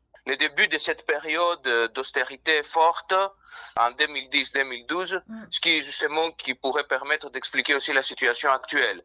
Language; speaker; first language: French; non-native, fluent; Greek